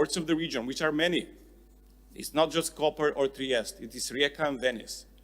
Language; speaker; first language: English; non-native, fluent; Slovenian